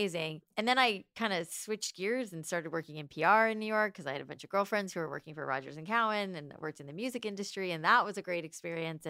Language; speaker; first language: English; native; English